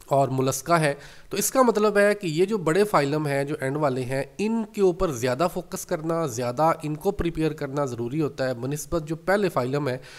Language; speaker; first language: Urdu; non-native, local second language; Punjabi